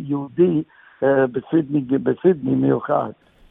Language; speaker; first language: Hebrew; non-native, fluent; English